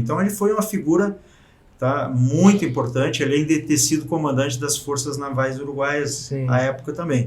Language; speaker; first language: Portuguese; native; Portuguese